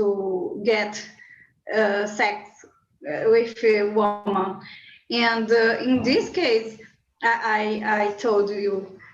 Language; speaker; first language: English; non-native, learner; Portuguese